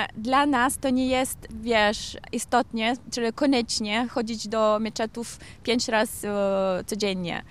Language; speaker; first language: Polish; non-native, learner; Kazakh